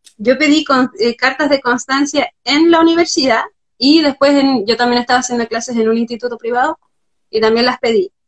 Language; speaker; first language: Spanish; native; Spanish